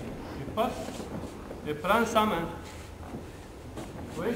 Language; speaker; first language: French; non-native, learner; Romanian